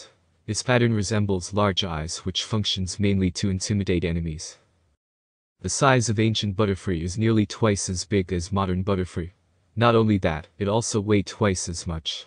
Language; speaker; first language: English; non-native, fluent; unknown